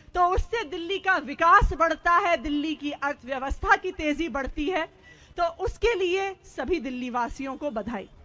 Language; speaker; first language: Hindi; native; Hindi